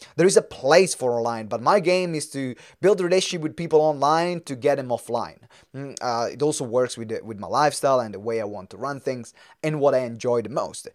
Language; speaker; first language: English; non-native, fluent; Italian